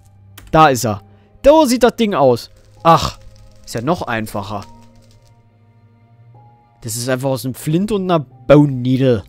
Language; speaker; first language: German; native; German